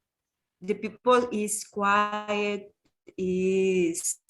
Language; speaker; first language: English; non-native, learner; Spanish